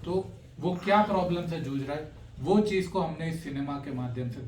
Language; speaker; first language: Hindi; native; Hindi